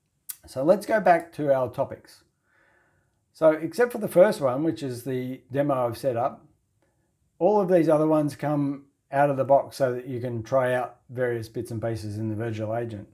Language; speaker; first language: English; native; English